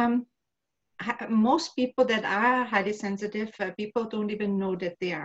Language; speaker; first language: English; non-native, fluent; German